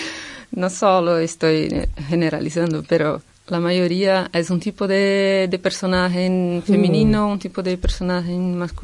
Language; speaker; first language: Spanish; non-native, fluent; Portuguese